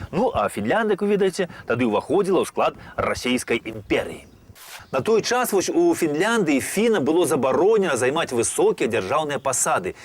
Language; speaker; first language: Belarusian; native; Belarusian